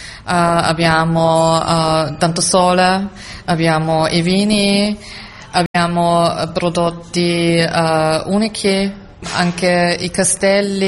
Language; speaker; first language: Italian; non-native, learner; German